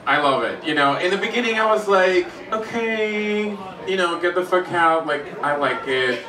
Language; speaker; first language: English; non-native, fluent; French